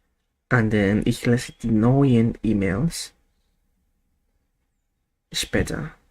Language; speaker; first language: German; non-native, learner; Spanish